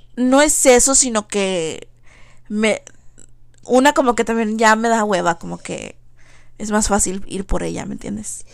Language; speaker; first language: Spanish; early bilingual, heritage; Spanish